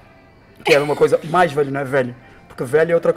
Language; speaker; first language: Portuguese; native; Portuguese